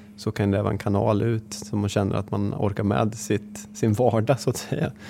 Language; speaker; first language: Swedish; native; Swedish